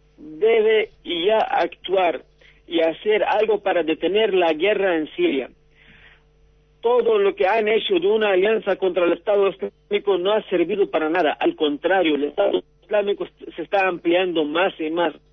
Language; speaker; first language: Spanish; non-native, fluent; Arabic